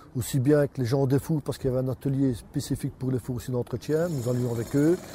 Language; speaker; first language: French; native; French